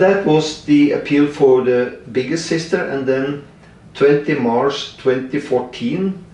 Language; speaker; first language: English; non-native, fluent; Norwegian